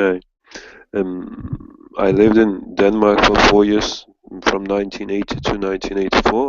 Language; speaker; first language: English; non-native, fluent; Turkish